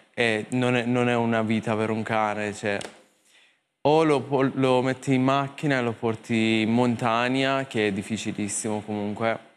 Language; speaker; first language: Italian; non-native, learner; Persian